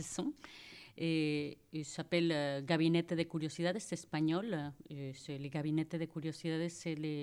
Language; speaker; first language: French; non-native, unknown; Spanish